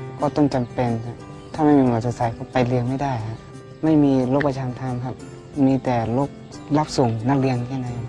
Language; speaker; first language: Thai; non-native, local second language; Akha